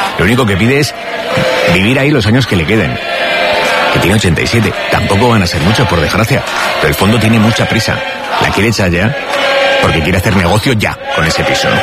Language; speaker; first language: Spanish; native; Spanish